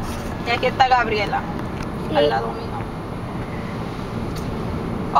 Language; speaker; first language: Spanish; native; Spanish